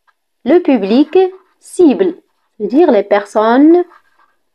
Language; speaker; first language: French; non-native, local second language; Arabic